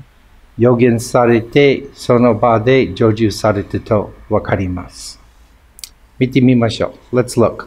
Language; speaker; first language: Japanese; non-native, fluent; English